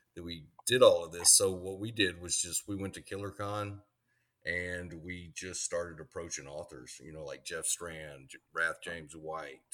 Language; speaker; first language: English; native; English